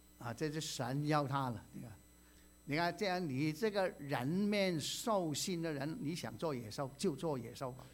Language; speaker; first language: Chinese; non-native, local second language; Cantonese